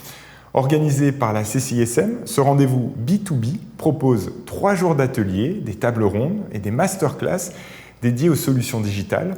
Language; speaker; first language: French; native; French